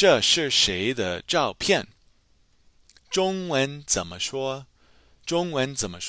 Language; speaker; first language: Chinese; non-native, fluent; English